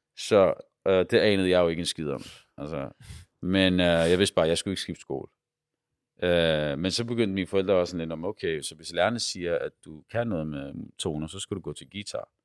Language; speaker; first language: Danish; early bilingual, other home language; Arabic